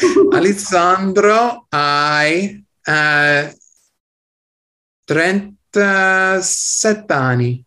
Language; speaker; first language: Italian; non-native, learner; English